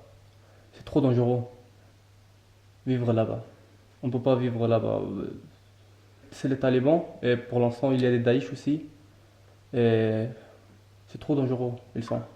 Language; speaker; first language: French; non-native, learner; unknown